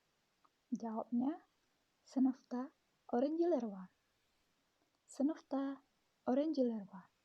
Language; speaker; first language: Turkish; non-native, fluent; Indonesian